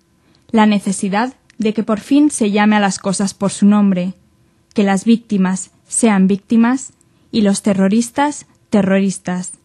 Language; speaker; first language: Spanish; native; Spanish